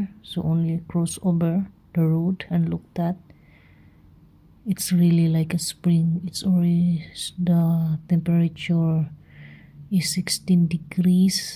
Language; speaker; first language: English; non-native, local second language; Filipino